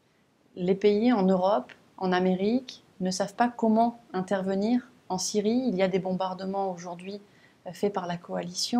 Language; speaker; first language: French; native; French